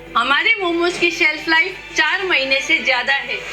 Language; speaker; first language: Hindi; non-native, local second language; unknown